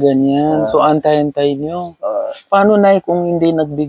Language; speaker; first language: Filipino; non-native, learner; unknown